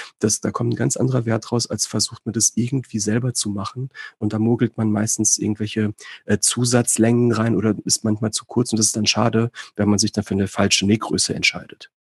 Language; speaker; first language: German; early bilingual, other home language; Greek